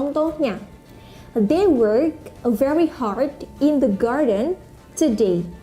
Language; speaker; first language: English; non-native, learner; Indonesian